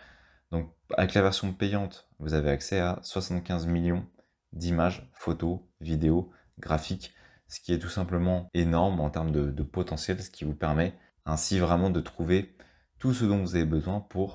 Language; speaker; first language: French; native; French